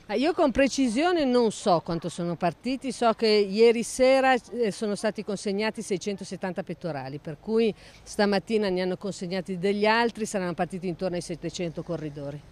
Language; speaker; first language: Italian; native; Italian